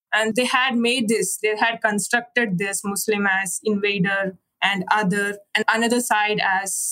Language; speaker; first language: English; non-native, local second language; Malayalam